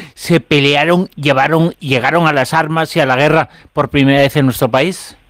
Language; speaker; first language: Spanish; native; Spanish